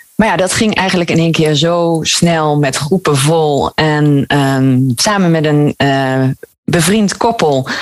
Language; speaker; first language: Dutch; native; Dutch